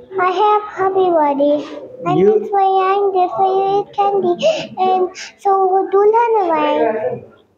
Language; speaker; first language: English; non-native, learner; Pashto